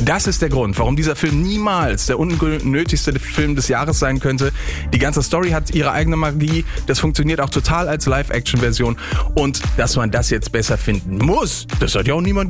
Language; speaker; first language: German; native; German